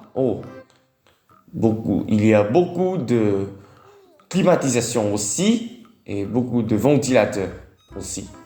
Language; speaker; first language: French; non-native, learner; Vietnamese